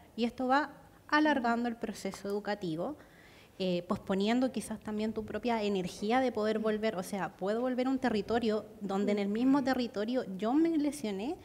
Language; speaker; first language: Spanish; native; Spanish